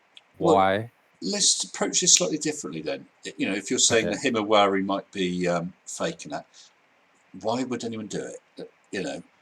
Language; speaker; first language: English; native; English